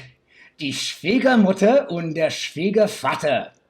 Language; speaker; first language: German; non-native, learner; English